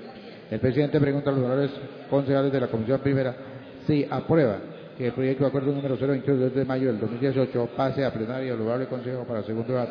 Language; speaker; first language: Spanish; native; Spanish